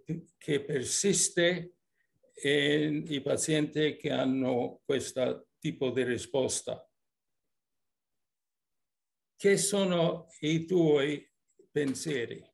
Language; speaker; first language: Italian; early bilingual, heritage; English